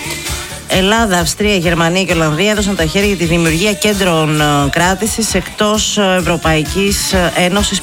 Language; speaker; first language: Greek; native; Greek